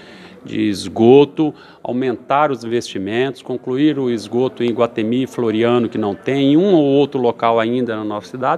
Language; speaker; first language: Portuguese; native; Portuguese